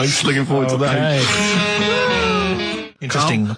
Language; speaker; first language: English; native; English